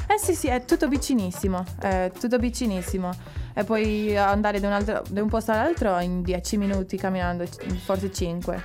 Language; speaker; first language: Italian; non-native, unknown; Spanish